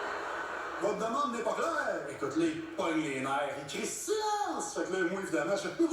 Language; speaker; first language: French; native; French